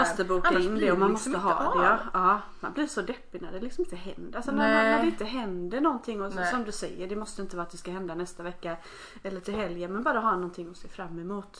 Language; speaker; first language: Swedish; native; Swedish